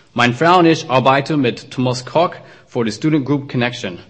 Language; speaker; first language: German; non-native, learner; English